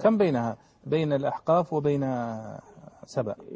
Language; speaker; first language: Arabic; native; Arabic